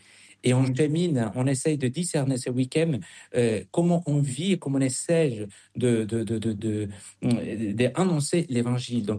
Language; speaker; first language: French; non-native, fluent; Spanish